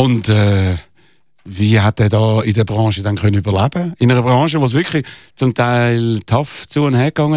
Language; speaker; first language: German; native; German